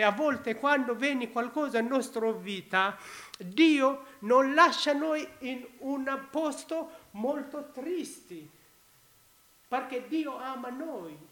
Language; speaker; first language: Italian; non-native, learner; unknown